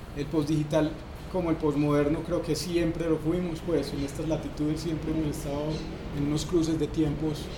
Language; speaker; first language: Spanish; native; Spanish